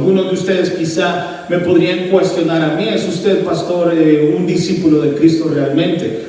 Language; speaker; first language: Spanish; early bilingual, heritage; Spanish